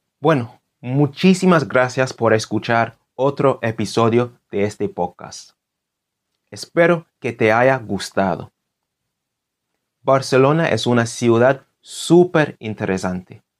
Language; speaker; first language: Spanish; non-native, fluent; English